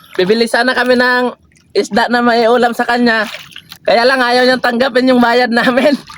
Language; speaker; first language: Filipino; non-native, local second language; Masbatenyo